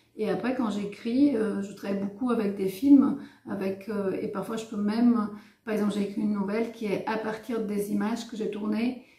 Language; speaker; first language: French; non-native, fluent; Bulgarian